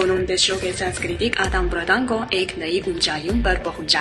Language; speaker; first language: Hindi; non-native, fluent; Chinese